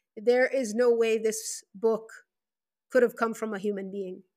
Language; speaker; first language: English; non-native, fluent; Spanish